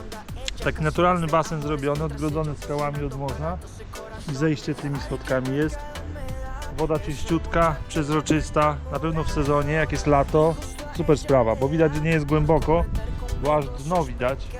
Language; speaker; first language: Polish; native; Polish